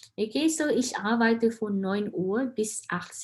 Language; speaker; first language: German; non-native, fluent; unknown